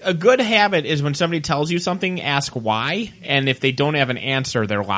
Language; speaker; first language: English; native; English